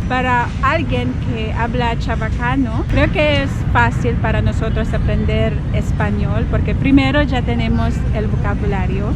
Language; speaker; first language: Spanish; non-native, fluent; Chavacano